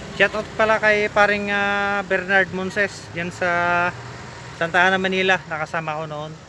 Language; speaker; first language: Filipino; native; Filipino